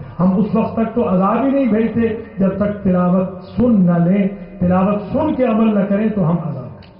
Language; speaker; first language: Urdu; non-native, local second language; Punjabi